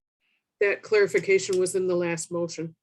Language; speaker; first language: English; native; English